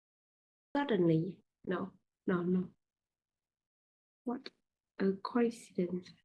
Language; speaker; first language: English; non-native, learner; Vietnamese